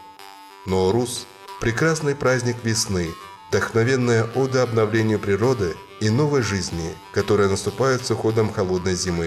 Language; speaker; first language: Russian; non-native, local second language; Kyrgyz